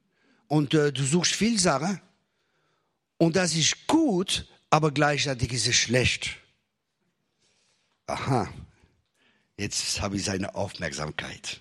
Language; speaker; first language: German; non-native, fluent; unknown